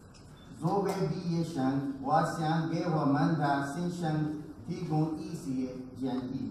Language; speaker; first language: Chinese; non-native, learner; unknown